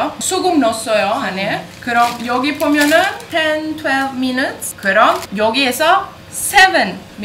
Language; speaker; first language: Korean; non-native, learner; Italian